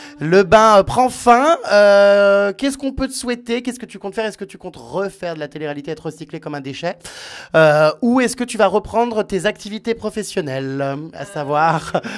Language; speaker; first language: French; native; French